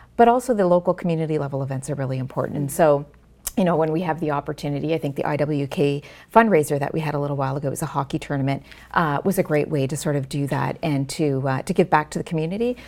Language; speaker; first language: English; native; English